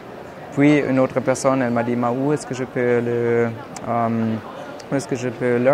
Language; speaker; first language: French; non-native, fluent; German